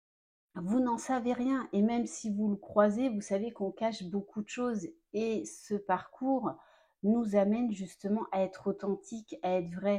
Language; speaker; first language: French; native; French